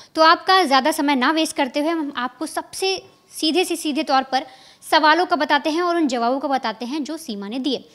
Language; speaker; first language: Hindi; native; Hindi